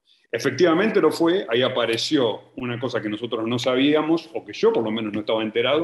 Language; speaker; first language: Spanish; native; Spanish